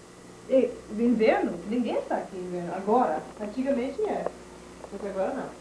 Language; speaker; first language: Portuguese; non-native, fluent; English